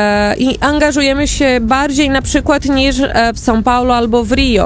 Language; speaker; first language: Polish; early bilingual, heritage; Portuguese